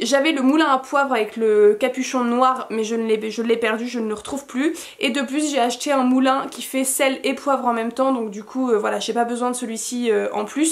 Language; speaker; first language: French; native; French